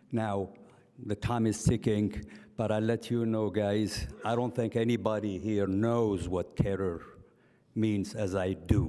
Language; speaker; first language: English; non-native, fluent; Arabic